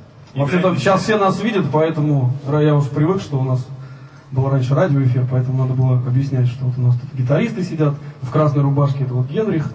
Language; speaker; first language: Russian; native; Russian